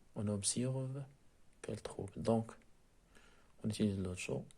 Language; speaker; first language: French; non-native, local second language; Arabic